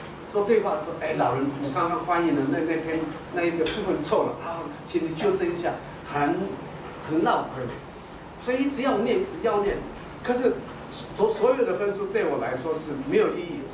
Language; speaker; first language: Chinese; non-native, local second language; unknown